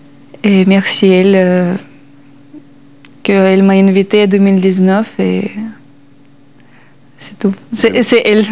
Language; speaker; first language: French; non-native, learner; Russian